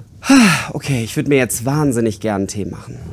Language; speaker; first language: German; native; German